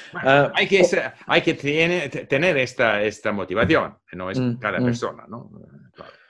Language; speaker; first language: Spanish; non-native, fluent; English